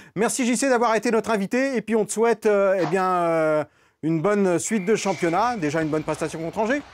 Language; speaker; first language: French; native; French